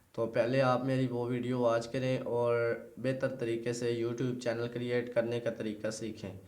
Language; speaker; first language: Urdu; non-native, local second language; Punjabi